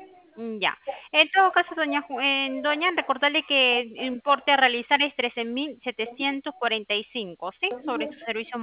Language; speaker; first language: Spanish; native; Spanish